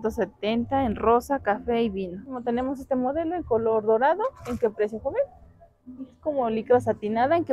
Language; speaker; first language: Spanish; native; Spanish